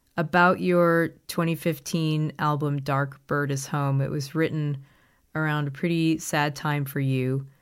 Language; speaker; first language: English; native; English